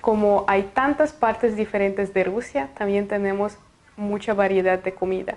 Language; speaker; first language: Spanish; non-native, fluent; Russian